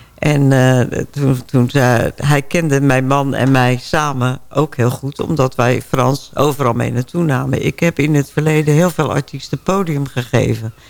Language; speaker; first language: Dutch; native; Dutch